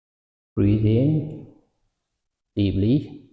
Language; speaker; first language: English; non-native, fluent; Lao